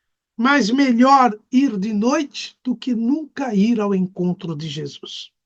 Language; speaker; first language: Portuguese; native; Portuguese